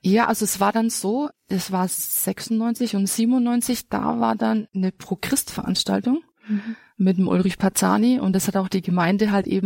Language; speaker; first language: German; native; German